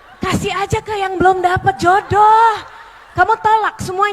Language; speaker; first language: Indonesian; native; Indonesian